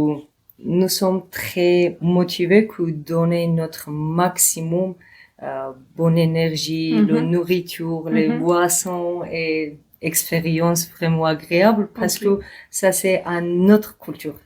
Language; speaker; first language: French; non-native, learner; Georgian